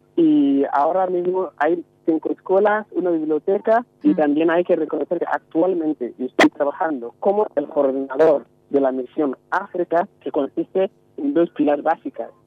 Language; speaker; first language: Spanish; non-native, fluent; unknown